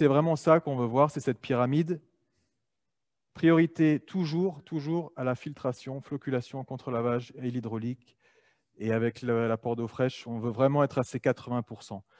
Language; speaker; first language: French; native; French